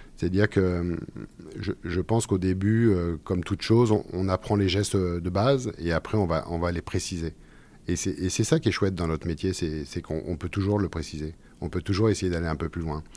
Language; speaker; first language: French; native; French